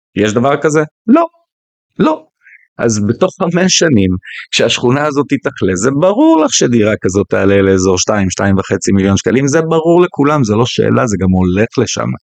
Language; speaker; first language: Hebrew; native; Hebrew